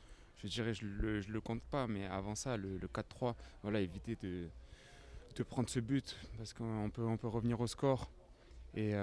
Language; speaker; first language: French; native; French